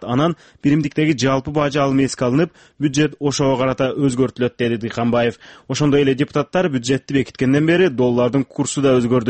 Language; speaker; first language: Kyrgyz; native; Kyrgyz